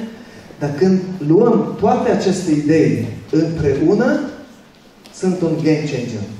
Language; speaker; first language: Romanian; early bilingual, other home language; Hebrew